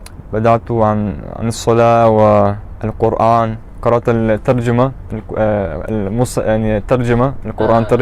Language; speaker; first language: Arabic; non-native, learner; German